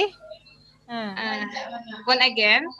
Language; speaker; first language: English; non-native, learner; Indonesian